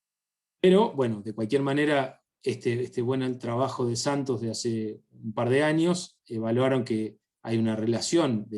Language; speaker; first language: Spanish; native; Spanish